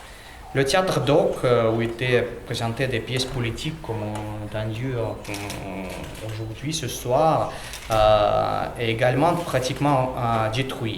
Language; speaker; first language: French; non-native, learner; Russian